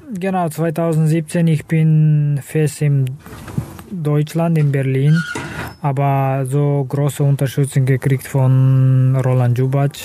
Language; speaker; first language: German; non-native, learner; Kazakh